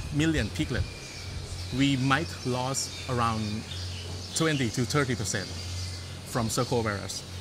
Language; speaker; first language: English; non-native, fluent; Thai